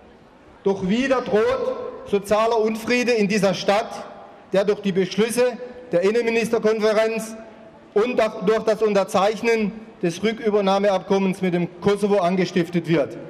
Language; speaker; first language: German; native; German